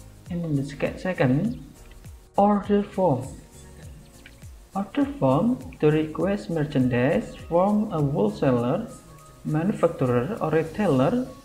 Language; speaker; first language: English; non-native, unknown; Indonesian